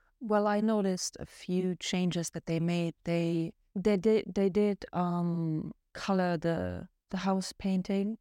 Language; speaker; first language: English; non-native, fluent; German